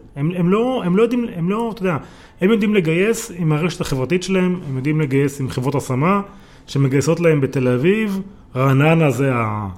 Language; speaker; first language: Hebrew; native; Hebrew